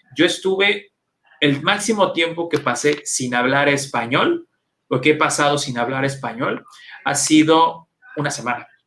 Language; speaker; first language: Spanish; native; Spanish